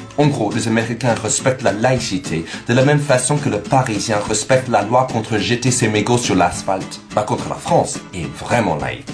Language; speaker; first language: French; non-native, fluent; English